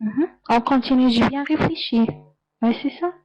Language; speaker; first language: French; non-native, learner; Arabic